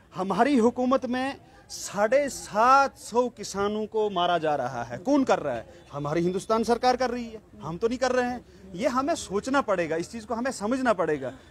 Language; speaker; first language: Hindi; non-native, local second language; Kashmiri